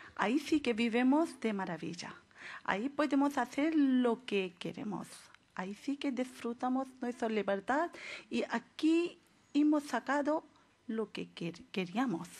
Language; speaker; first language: Spanish; non-native, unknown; Urdu